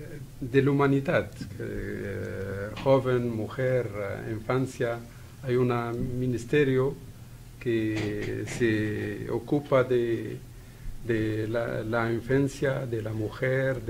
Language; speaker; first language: Spanish; non-native, fluent; Arabic